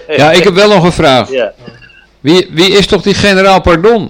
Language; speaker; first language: Dutch; native; Dutch